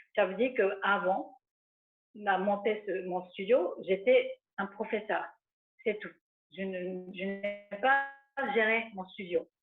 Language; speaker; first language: French; non-native, fluent; Japanese